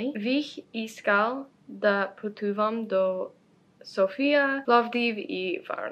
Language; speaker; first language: Bulgarian; non-native, learner; English